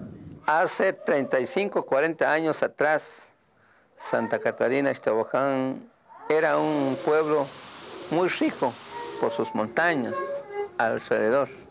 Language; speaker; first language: Spanish; non-native, local second language; Kʼicheʼ